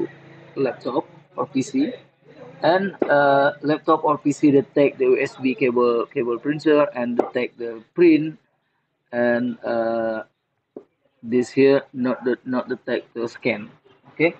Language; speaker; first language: English; non-native, learner; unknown